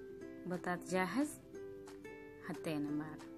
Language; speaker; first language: Arabic; non-native, learner; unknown